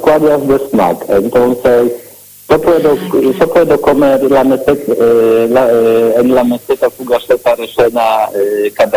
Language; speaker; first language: Spanish; non-native, learner; Polish